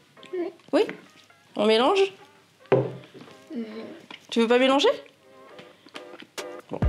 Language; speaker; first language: French; native; French